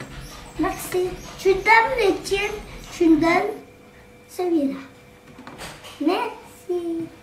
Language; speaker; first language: French; non-native, learner; Vietnamese